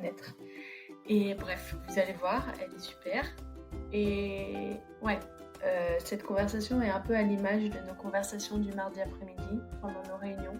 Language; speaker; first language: French; native; French